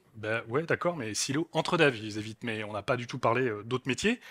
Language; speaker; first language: French; native; French